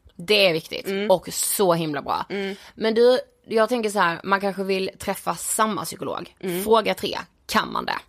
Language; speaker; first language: Swedish; native; Swedish